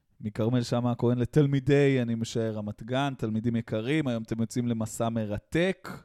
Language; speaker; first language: Hebrew; non-native, local second language; Arabic